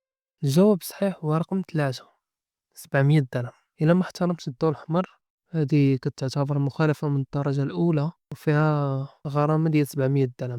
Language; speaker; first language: Arabic; native; Arabic